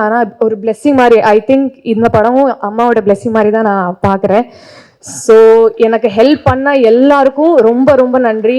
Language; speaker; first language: Tamil; non-native, learner; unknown